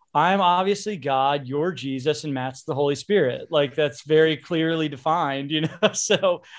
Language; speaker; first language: English; native; English